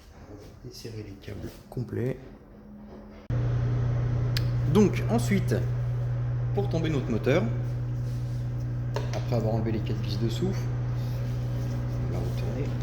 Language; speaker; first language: French; native; French